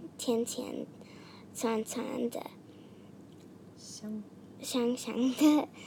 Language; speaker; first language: Chinese; non-native, learner; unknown